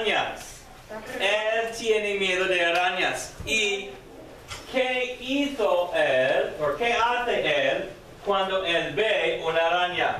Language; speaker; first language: Spanish; non-native, fluent; English